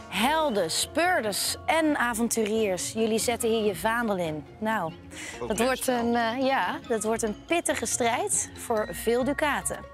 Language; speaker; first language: Dutch; native; Dutch